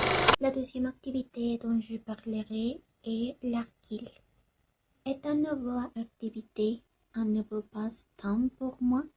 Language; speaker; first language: French; non-native, learner; Spanish